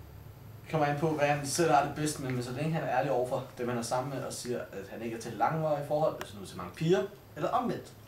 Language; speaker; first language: Danish; early bilingual, other home language; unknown